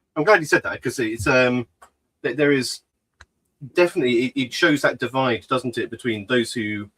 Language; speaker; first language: English; native; English